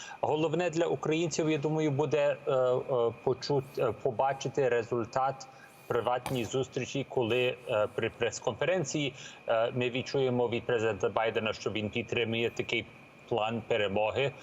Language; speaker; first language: Ukrainian; early bilingual, heritage; Ukrainian